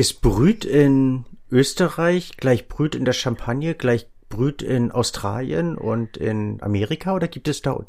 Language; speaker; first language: German; native; German